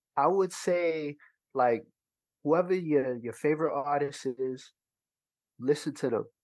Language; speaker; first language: English; early bilingual, other home language; Haitian Creole